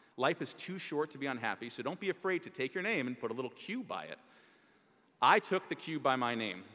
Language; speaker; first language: English; native; English